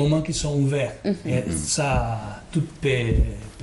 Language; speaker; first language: French; non-native, learner; Italian